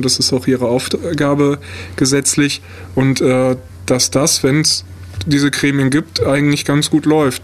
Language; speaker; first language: German; native; German